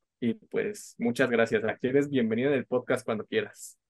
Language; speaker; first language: Spanish; native; Spanish